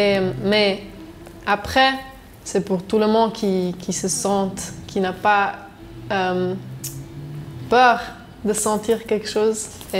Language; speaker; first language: French; non-native, local second language; German